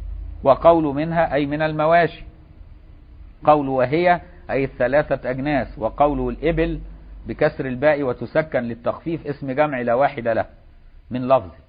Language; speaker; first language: Arabic; native; Arabic